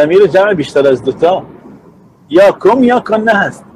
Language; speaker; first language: Persian; native; Persian